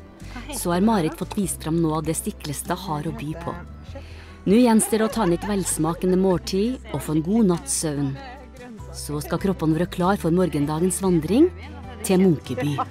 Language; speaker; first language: Norwegian; native; Norwegian